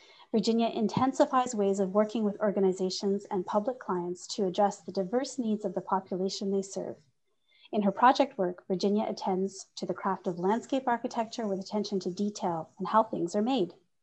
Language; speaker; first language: English; native; English